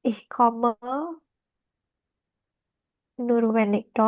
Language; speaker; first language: German; non-native, learner; Indonesian